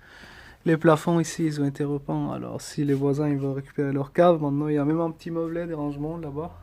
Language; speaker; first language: French; early bilingual, other home language; Spanish